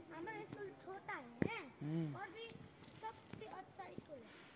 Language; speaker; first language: Hindi; non-native, learner; Nepali